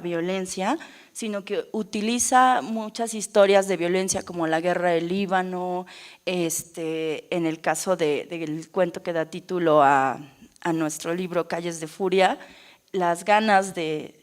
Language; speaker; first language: Spanish; native; Spanish